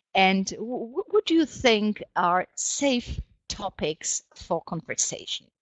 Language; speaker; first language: English; non-native, fluent; Polish